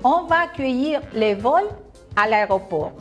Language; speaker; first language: French; non-native, fluent; Spanish